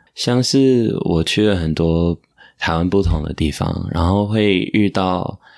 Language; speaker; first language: Chinese; non-native, fluent; English